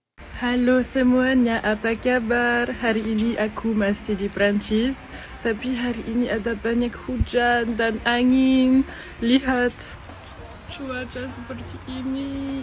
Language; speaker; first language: Indonesian; non-native, learner; French